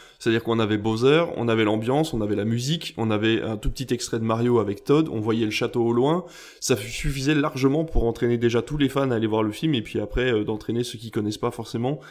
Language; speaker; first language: French; native; French